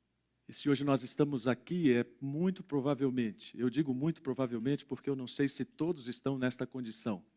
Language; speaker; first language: Portuguese; native; Portuguese